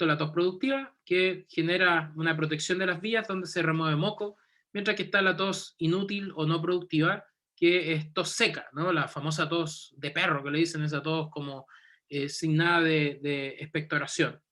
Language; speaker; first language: Spanish; native; Spanish